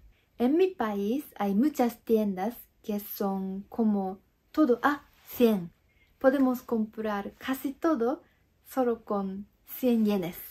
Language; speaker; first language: Spanish; non-native, fluent; Japanese